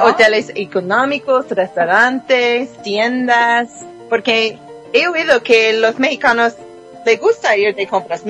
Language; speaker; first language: Spanish; non-native, fluent; English